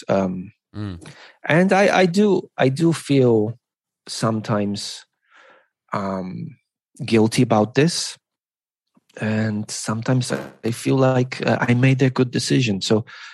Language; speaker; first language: English; non-native, fluent; Polish